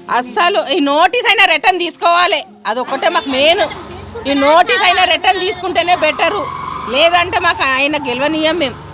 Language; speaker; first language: Telugu; native; Telugu